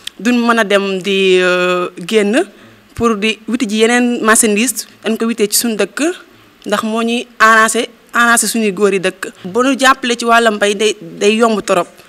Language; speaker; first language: Wolof; native; Wolof